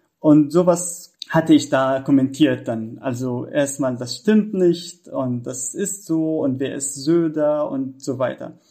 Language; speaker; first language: German; non-native, fluent; Arabic